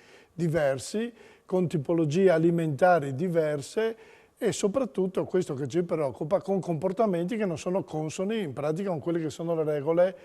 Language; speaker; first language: Italian; native; Italian